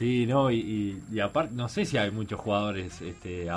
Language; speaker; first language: Spanish; native; Spanish